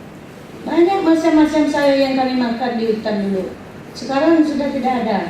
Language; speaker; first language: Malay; non-native, local second language; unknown